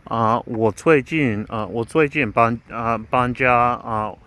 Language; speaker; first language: Chinese; non-native, learner; English